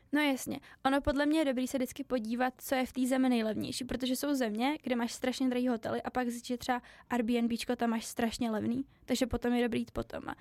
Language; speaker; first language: Czech; native; Czech